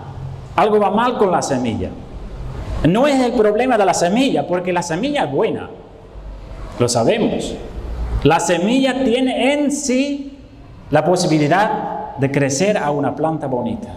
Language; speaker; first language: Spanish; non-native, fluent; Dutch